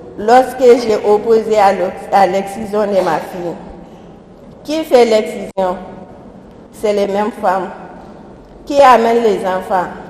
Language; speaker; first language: French; non-native, local second language; Soninke